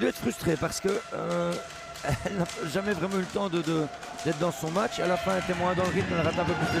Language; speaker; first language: French; native; French